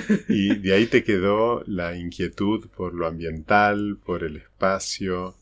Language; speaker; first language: Spanish; native; Spanish